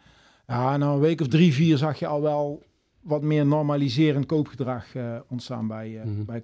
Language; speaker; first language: Dutch; native; Dutch